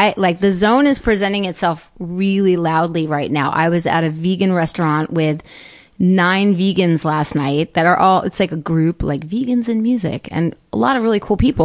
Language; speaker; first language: English; native; English